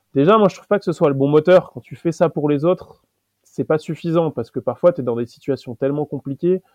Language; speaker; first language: French; native; French